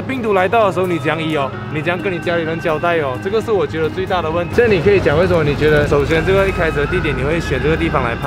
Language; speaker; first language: Chinese; native; Chinese